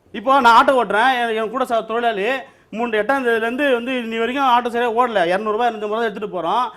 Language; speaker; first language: Tamil; native; Tamil